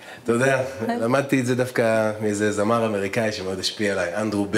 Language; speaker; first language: Hebrew; native; Hebrew